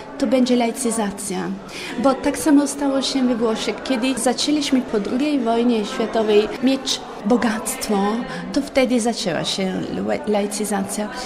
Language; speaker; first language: Polish; non-native, fluent; Italian